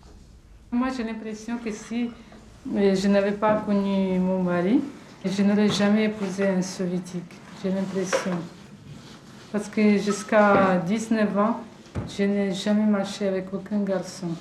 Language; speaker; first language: French; non-native, fluent; Russian